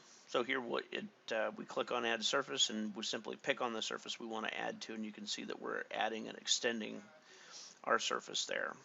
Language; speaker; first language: English; native; English